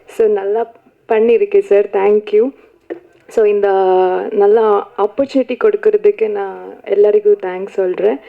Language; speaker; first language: Tamil; non-native, local second language; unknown